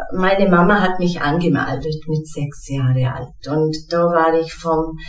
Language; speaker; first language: German; non-native, fluent; English